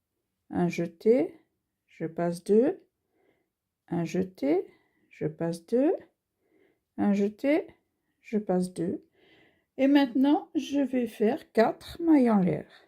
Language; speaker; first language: French; native; French